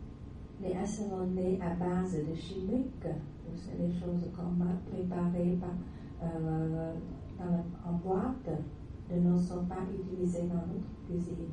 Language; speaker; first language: French; non-native, learner; Vietnamese